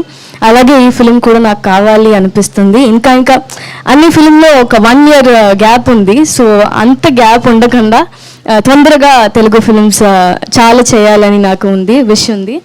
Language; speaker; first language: Telugu; non-native, learner; Tamil